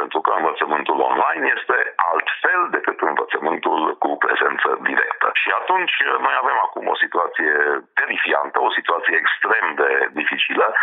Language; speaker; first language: Romanian; non-native, local second language; Hungarian